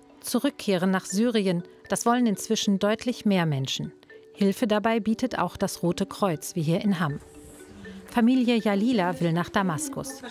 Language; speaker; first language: German; native; German